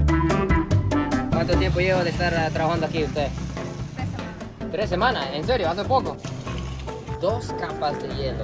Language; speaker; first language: Spanish; non-native, fluent; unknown